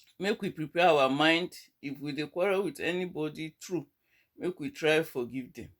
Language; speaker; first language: Nigerian Pidgin; non-native, local second language; Yoruba